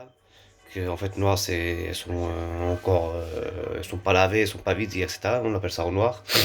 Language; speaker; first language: French; native; French